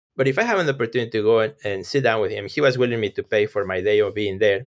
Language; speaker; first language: English; non-native, fluent; Spanish